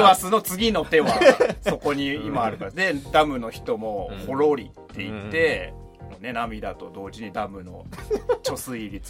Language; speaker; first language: Japanese; native; Japanese